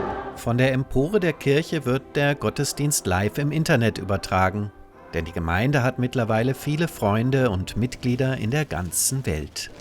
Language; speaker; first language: German; native; German